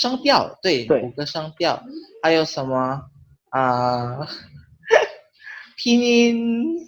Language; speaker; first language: Chinese; non-native, learner; Filipino